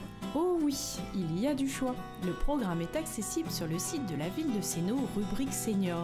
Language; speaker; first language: French; native; French